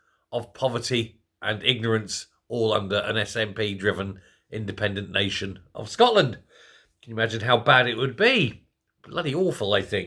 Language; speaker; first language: English; native; English